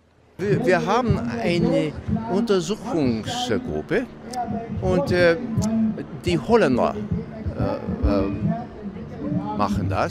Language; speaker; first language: German; non-native, fluent; Dutch